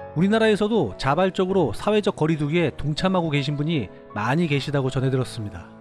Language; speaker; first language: Korean; native; Korean